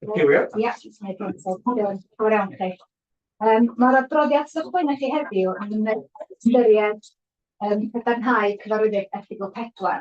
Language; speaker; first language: Welsh; native; Welsh